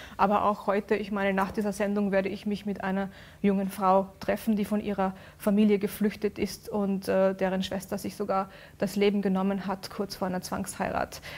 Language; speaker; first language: German; early bilingual, other home language; Urdu